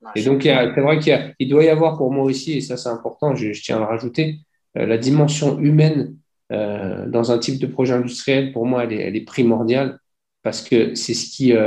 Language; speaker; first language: French; native; French